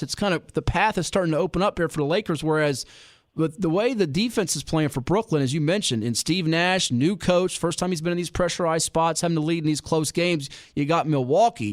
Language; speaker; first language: English; native; English